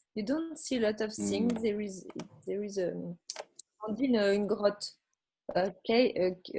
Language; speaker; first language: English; non-native, learner; French